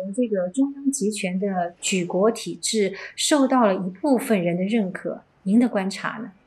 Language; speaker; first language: Chinese; native; Chinese